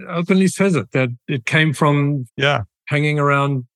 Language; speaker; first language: English; native; English